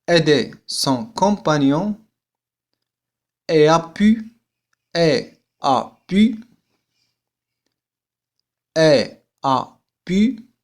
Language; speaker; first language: French; non-native, fluent; Arabic